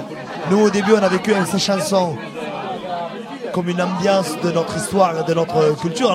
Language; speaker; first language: French; native; French